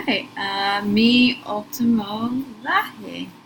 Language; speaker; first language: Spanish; non-native, learner; English